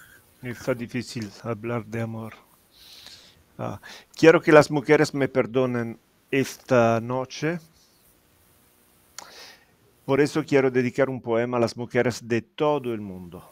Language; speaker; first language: Spanish; non-native, fluent; Italian